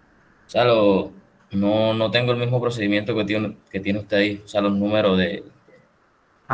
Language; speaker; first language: Spanish; native; Spanish